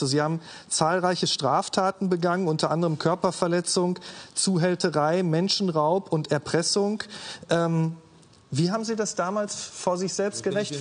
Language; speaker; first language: German; native; German